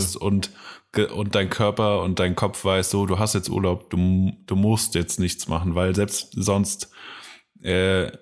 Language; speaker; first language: German; native; German